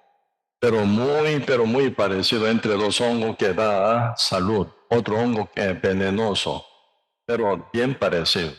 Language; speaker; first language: Spanish; non-native, learner; Korean